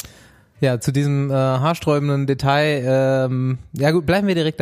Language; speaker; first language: German; native; German